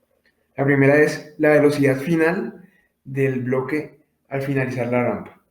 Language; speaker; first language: Spanish; native; Spanish